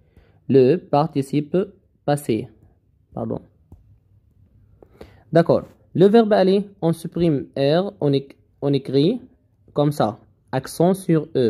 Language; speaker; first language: French; non-native, learner; Arabic